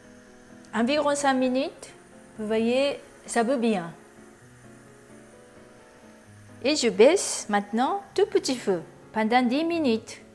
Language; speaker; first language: French; non-native, learner; Japanese